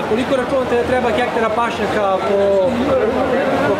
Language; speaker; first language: Serbian; native; Serbian